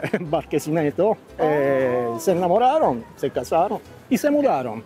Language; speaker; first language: Spanish; early bilingual, heritage; Italian